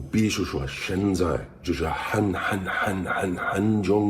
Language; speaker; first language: Chinese; non-native, learner; English